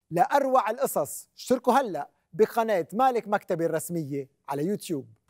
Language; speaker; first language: Arabic; native; Arabic